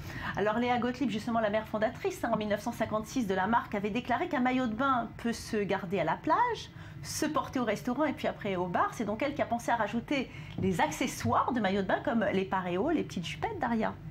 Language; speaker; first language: French; native; French